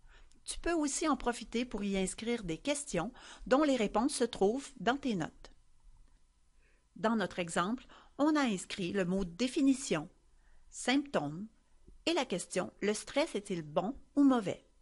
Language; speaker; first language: French; native; French